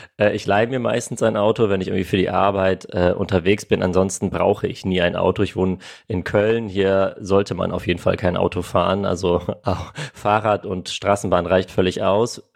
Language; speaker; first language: German; early bilingual, other home language; Armenian